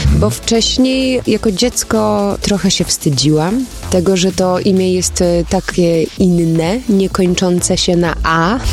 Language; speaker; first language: Polish; early bilingual, other home language; German